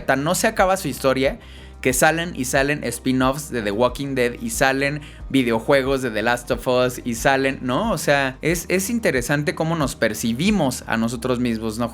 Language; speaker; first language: Spanish; native; Spanish